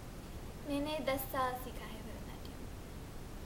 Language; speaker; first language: Hindi; early bilingual, heritage; Hindi